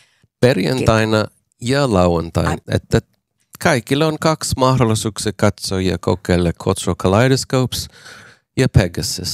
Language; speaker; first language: Finnish; non-native, learner; English